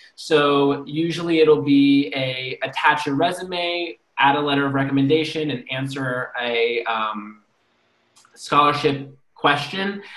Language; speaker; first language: English; native; English